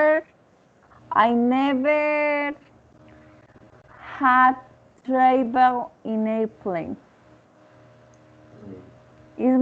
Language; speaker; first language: English; non-native, learner; Spanish